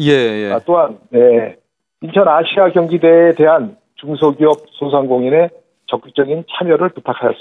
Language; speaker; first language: Korean; native; Korean